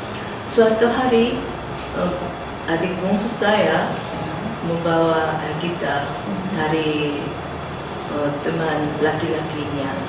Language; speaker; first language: Indonesian; non-native, learner; Korean